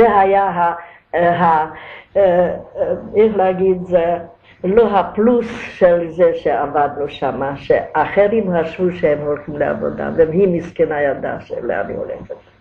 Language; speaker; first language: Hebrew; non-native, learner; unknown